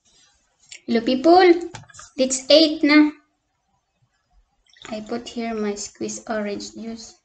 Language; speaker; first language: English; non-native, local second language; Cebuano